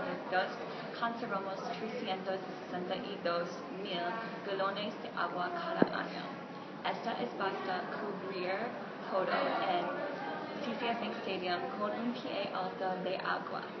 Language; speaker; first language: Spanish; non-native, learner; English